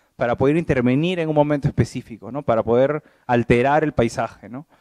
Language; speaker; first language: Spanish; native; Spanish